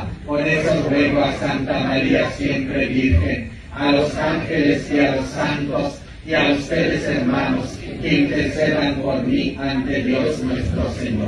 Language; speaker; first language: Spanish; non-native, fluent; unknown